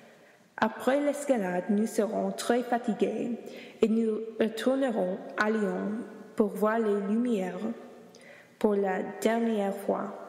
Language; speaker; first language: French; non-native, learner; English